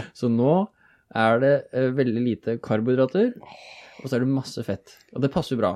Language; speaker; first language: Norwegian; native; Norwegian